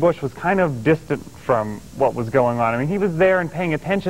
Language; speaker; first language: English; native; English